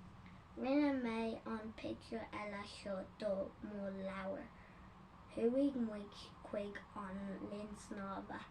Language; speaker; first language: Irish; non-native, learner; English